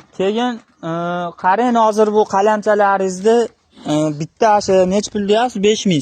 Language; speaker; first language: Uzbek; native; Uzbek